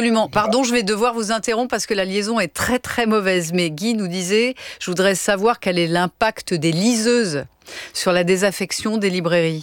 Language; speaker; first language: French; native; French